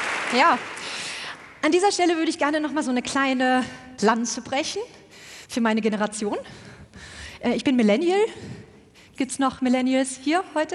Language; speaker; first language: German; native; German